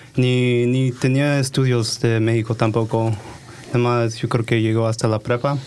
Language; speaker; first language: Spanish; early bilingual, heritage; Spanish